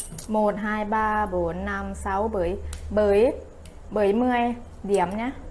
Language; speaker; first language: Vietnamese; non-native, learner; Thai